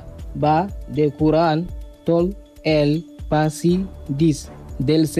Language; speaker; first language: Catalan; non-native, learner; Spanish